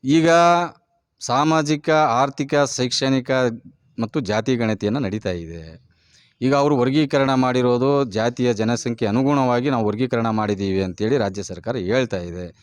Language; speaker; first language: Kannada; non-native, local second language; Lambadi